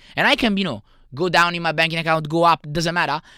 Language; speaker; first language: English; non-native, fluent; Italian